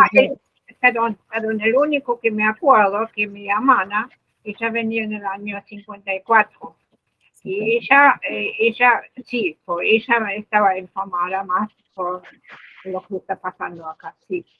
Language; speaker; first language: Spanish; non-native, fluent; German